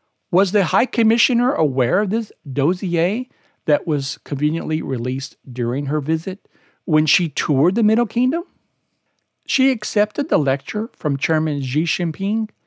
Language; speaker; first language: English; native; English